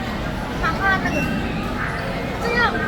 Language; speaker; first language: Chinese; non-native, learner; Mongolian